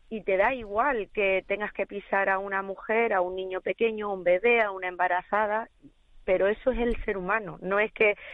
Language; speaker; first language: Spanish; native; Spanish